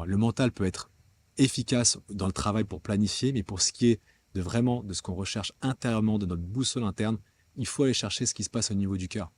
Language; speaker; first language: French; native; French